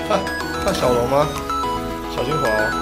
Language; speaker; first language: Chinese; native; Chinese